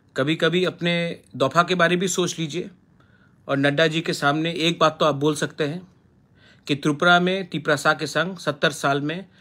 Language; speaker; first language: Hindi; non-native, local second language; Kok Borok